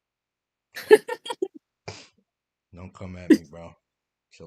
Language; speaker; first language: English; native; English